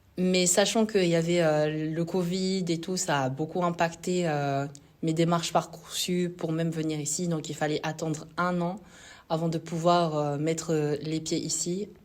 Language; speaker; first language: French; non-native, local second language; Malagasy